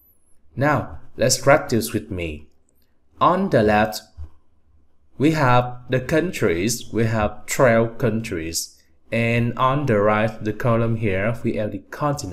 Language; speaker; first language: English; non-native, fluent; Vietnamese